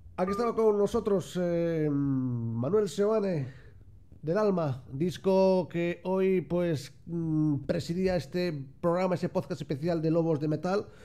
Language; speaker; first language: Spanish; native; Spanish